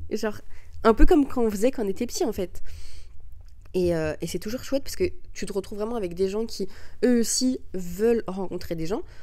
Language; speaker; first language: French; early bilingual, other home language; Arabic